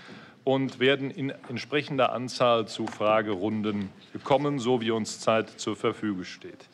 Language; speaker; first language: German; native; German